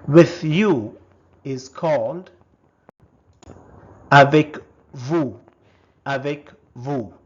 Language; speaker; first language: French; non-native, fluent; Telugu